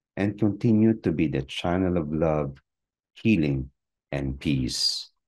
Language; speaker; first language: English; non-native, local second language; Filipino